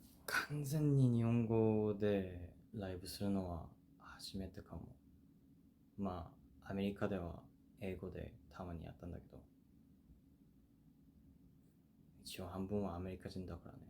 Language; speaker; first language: Japanese; non-native, fluent; Korean